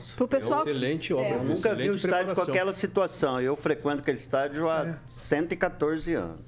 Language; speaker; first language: Portuguese; native; Portuguese